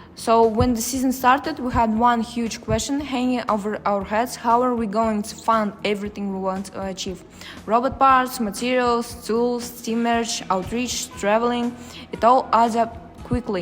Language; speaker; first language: English; non-native, fluent; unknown